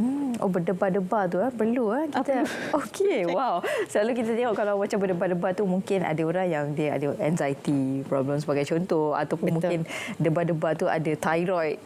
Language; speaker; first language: Malay; native; Malay